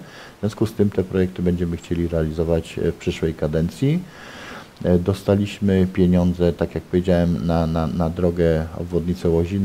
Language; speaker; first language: Polish; native; Polish